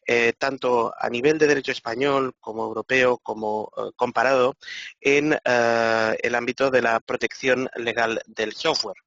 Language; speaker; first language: Spanish; native; Spanish